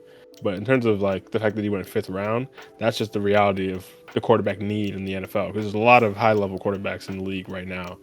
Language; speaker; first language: English; native; English